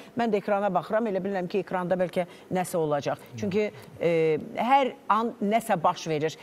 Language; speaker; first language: Azerbaijani; native; Azerbaijani